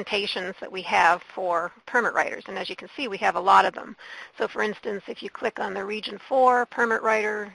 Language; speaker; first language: English; native; English